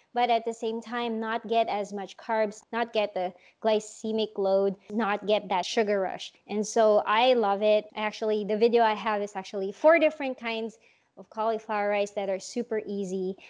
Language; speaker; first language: English; non-native, local second language; Filipino